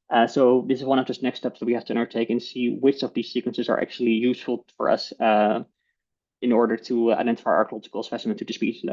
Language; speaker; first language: English; non-native, fluent; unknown